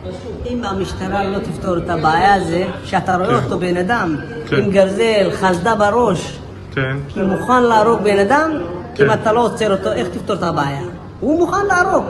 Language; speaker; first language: Hebrew; non-native, learner; Tigrinya